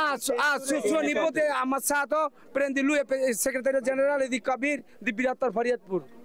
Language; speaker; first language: Italian; non-native, learner; Bangla